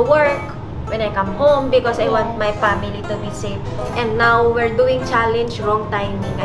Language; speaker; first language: English; non-native, local second language; Filipino